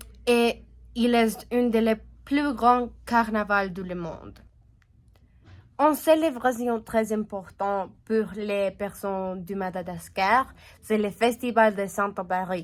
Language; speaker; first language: French; non-native, learner; Spanish